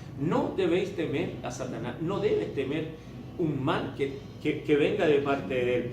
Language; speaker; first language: Spanish; native; Spanish